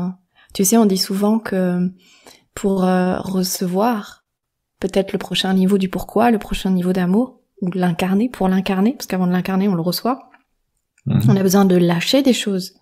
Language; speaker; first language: French; native; French